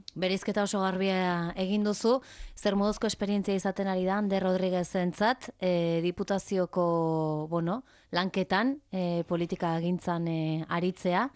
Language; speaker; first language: Basque; native; Basque